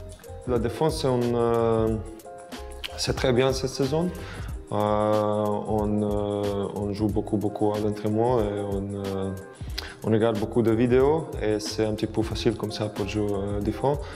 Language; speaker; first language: French; non-native, learner; Croatian